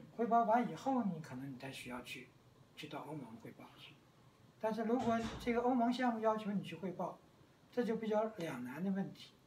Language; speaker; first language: Chinese; native; Chinese